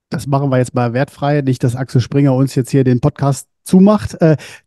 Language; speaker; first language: German; native; German